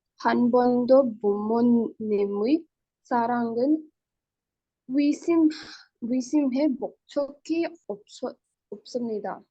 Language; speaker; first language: Korean; non-native, learner; Hindi